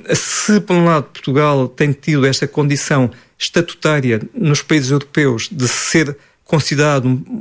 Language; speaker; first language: Portuguese; native; Portuguese